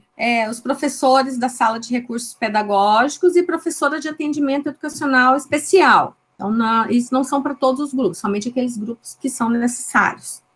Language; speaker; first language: Portuguese; native; Portuguese